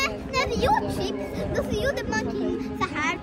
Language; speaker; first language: Swedish; early bilingual, other home language; Persian